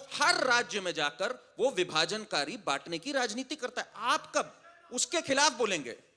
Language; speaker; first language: Hindi; native; Hindi